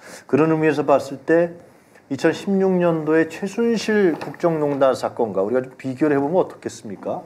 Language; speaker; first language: Korean; native; Korean